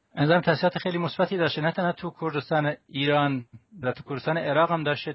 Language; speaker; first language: Persian; non-native, local second language; Central Kurdish